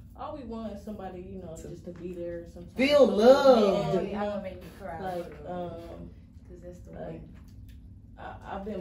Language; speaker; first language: English; native; English